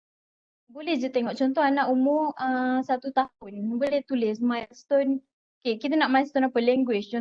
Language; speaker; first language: Malay; native; Malay